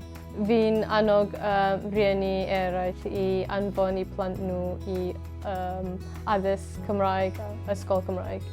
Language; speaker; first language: Welsh; non-native, learner; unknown